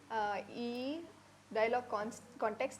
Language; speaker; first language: Telugu; non-native, learner; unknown